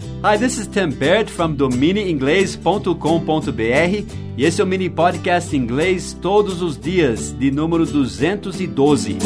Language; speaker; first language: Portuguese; non-native, fluent; English